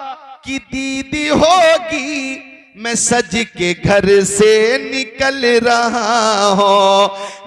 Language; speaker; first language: Hindi; native; Hindi